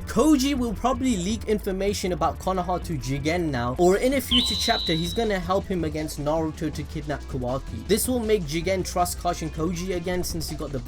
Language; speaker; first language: English; native; English